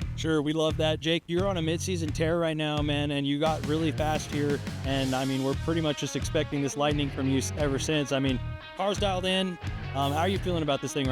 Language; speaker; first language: English; native; English